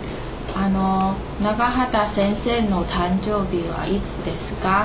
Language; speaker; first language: Japanese; non-native, learner; Chinese